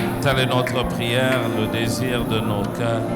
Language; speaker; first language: French; non-native, local second language; Lingala